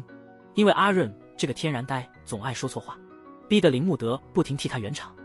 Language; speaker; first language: Chinese; native; Chinese